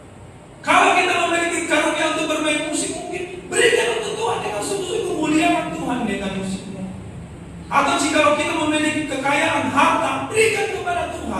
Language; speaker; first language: Indonesian; native; Indonesian